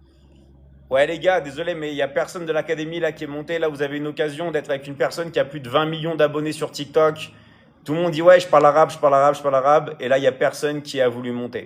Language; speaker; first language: French; native; French